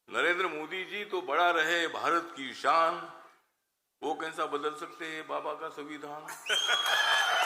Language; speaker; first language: Hindi; non-native, local second language; Marathi